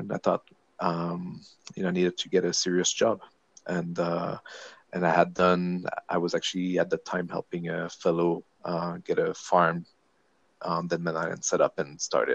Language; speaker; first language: English; non-native, fluent; French